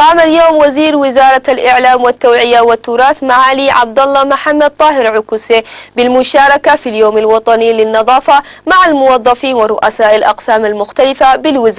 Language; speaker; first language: Arabic; non-native, local second language; Somali